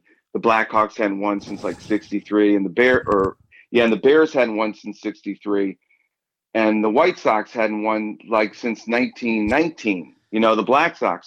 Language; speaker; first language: English; native; English